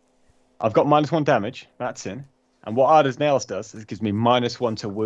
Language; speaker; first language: English; native; English